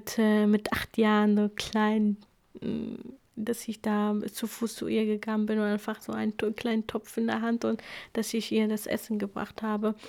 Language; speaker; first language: German; early bilingual, other home language; Kurdish